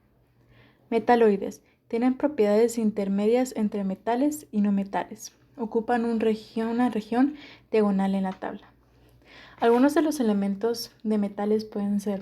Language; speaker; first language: Spanish; native; Spanish